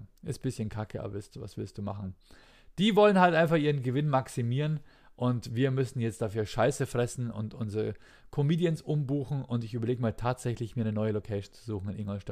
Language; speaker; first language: German; native; German